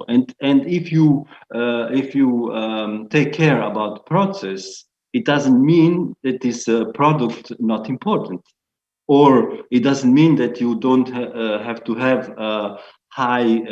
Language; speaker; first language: English; non-native, fluent; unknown